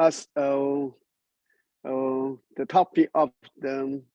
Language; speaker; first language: English; non-native, learner; Chinese